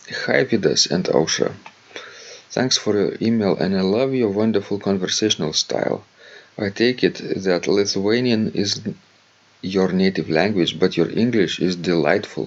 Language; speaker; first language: English; non-native, fluent; Lithuanian